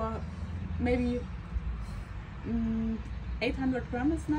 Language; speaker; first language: English; non-native, fluent; German